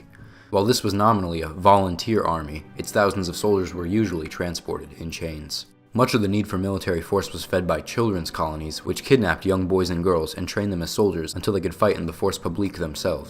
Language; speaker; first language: English; native; English